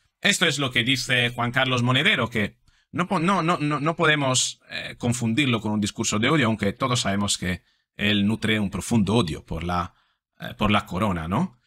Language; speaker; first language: Spanish; non-native, fluent; Italian